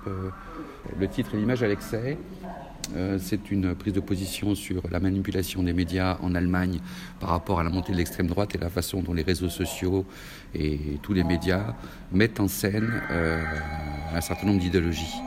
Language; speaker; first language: French; native; French